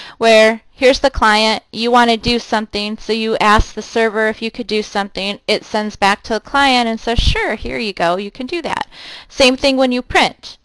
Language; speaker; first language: English; native; English